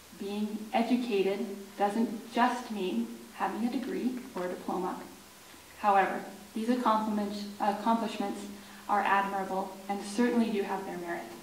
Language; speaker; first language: English; native; English